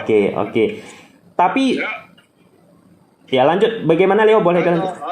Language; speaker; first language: Indonesian; native; Indonesian